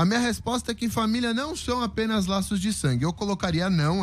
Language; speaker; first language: Portuguese; native; Portuguese